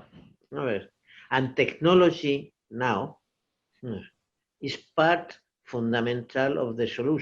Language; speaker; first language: English; non-native, learner; Portuguese